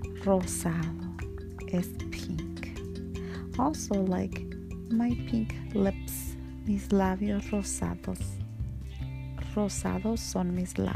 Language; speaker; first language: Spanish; early bilingual, heritage; Spanish